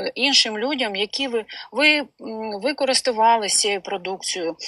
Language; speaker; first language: Ukrainian; non-native, local second language; Russian